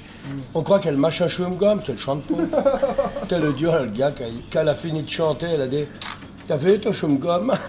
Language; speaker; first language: French; native; French